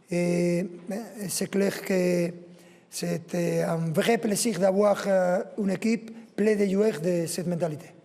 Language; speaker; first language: French; non-native, fluent; Spanish